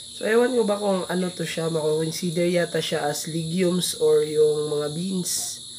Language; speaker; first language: Filipino; non-native, local second language; Cebuano